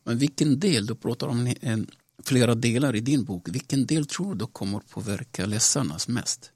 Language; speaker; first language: Swedish; non-native, local second language; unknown